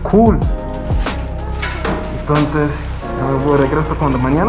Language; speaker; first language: Spanish; non-native, learner; English